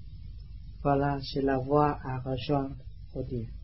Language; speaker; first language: French; non-native, learner; Vietnamese